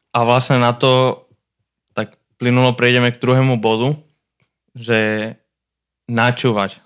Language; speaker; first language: Slovak; non-native, fluent; Spanish